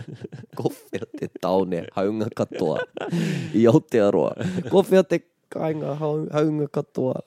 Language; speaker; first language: Māori; non-native, local second language; English